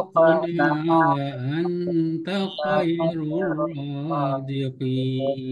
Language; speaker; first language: Arabic; non-native, fluent; Indonesian